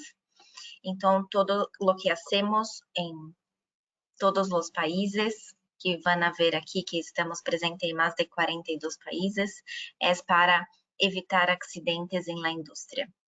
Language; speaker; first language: Spanish; non-native, fluent; Portuguese